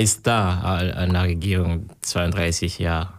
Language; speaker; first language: German; non-native, learner; Kinyarwanda